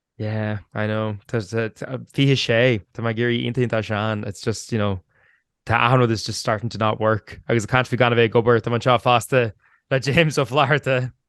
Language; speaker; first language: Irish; native; Irish